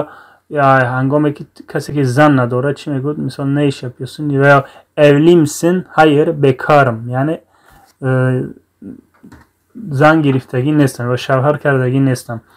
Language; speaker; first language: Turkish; non-native, fluent; Tajik